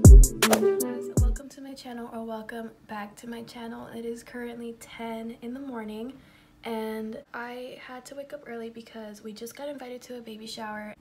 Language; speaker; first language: English; early bilingual, other home language; Spanish